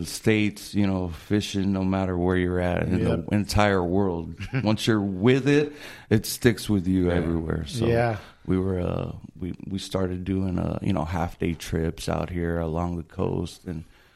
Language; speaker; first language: English; native; English